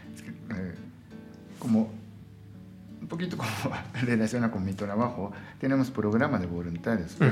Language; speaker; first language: Spanish; non-native, fluent; Japanese